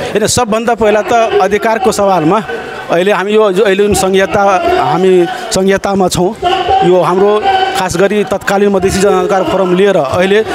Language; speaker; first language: Nepali; non-native, local second language; Maithili